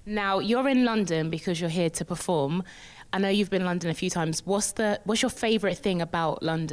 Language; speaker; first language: English; native; English